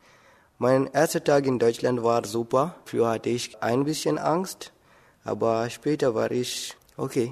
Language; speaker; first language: German; non-native, learner; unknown